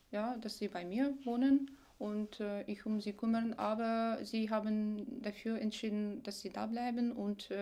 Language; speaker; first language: German; non-native, fluent; Ukrainian